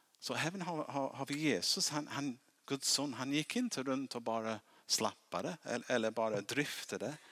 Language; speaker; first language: Swedish; non-native, fluent; English